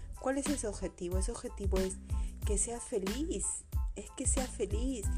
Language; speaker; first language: Spanish; native; Spanish